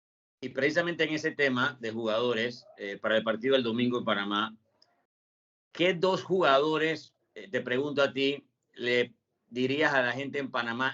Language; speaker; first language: Spanish; native; Spanish